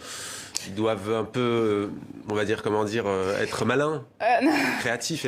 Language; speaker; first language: French; native; French